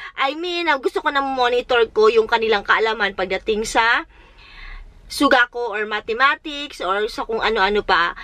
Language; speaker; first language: Filipino; native; Filipino